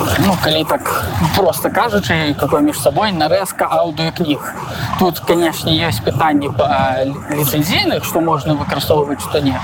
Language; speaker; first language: Belarusian; non-native, local second language; Russian